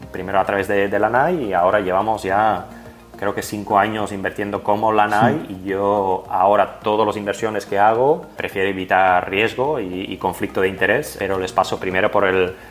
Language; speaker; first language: Spanish; non-native, fluent; Dutch